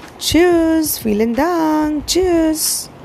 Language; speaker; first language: German; non-native, fluent; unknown